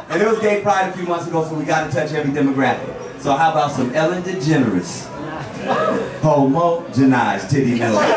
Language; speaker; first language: English; native; English